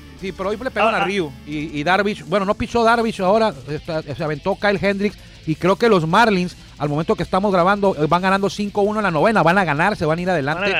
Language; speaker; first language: Spanish; native; Spanish